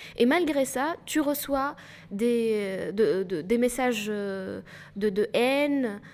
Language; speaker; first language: French; non-native, local second language; Arabic